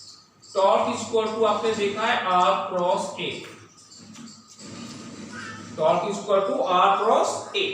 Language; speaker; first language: Hindi; native; Hindi